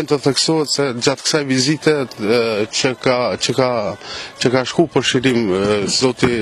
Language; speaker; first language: Albanian; native; Albanian